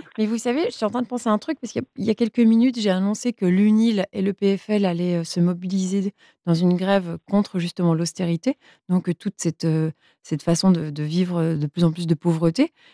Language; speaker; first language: French; native; French